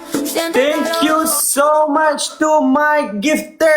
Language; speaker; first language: English; non-native, local second language; Malay